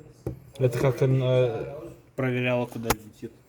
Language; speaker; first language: Russian; early bilingual, heritage; Russian